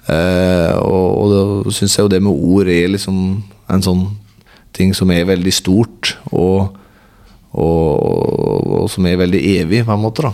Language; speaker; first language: Norwegian; native; Norwegian